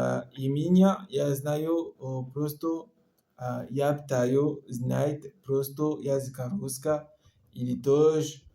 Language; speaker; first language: Russian; non-native, learner; French